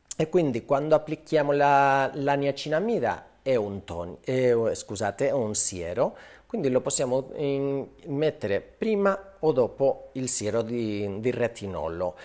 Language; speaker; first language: Italian; non-native, fluent; Spanish